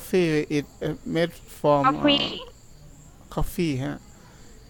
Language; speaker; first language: English; non-native, learner; Thai